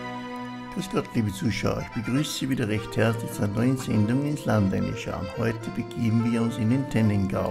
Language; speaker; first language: German; native; German